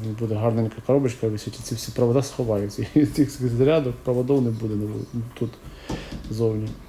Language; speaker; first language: Ukrainian; native; Ukrainian